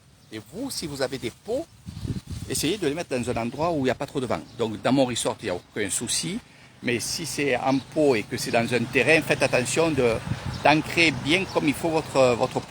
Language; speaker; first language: French; native; French